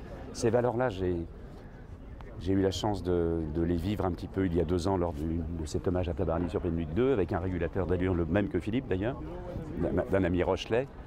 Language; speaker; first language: French; native; French